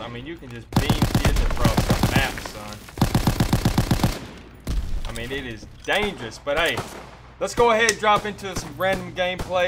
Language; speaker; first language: English; native; English